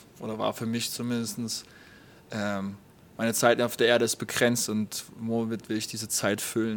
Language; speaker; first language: German; native; German